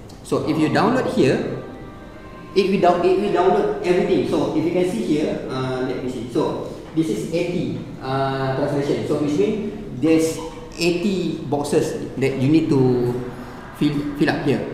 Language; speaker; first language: English; non-native, local second language; Malay